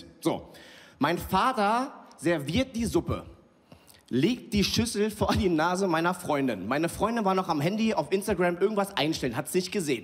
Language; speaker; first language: German; early bilingual, other home language; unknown